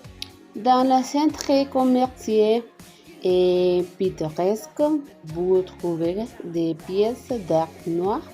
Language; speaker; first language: French; non-native, learner; Spanish